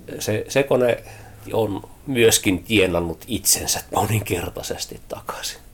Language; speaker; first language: Finnish; early bilingual, heritage; Finnish